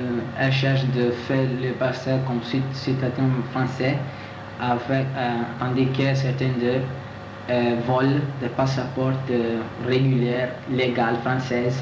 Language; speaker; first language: French; non-native, learner; Italian